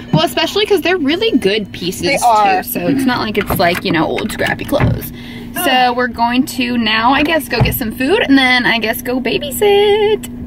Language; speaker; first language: English; native; English